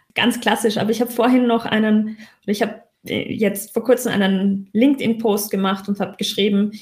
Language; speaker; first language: German; native; German